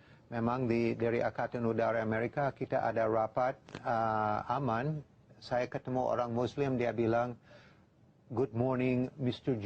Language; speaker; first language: Indonesian; non-native, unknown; English